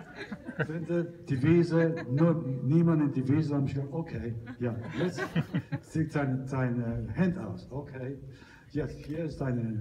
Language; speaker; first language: German; non-native, learner; Italian